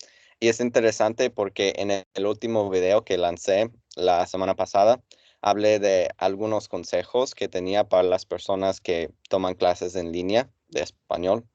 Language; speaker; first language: Spanish; non-native, fluent; English